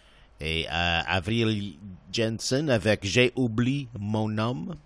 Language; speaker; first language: French; non-native, learner; English